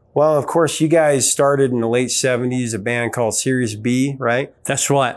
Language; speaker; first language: English; native; English